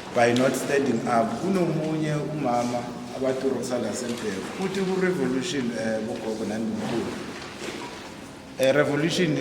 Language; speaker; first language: Zulu; non-native, local second language; South Ndebele